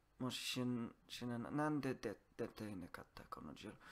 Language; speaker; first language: Japanese; non-native, learner; English